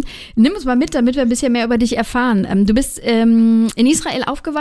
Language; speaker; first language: German; native; German